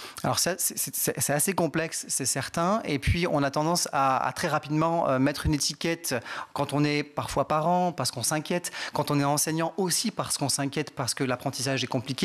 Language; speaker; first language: French; native; French